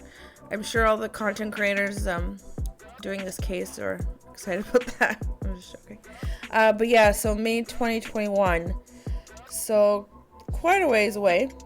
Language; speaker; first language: English; native; English